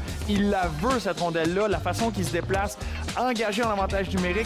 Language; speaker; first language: French; native; French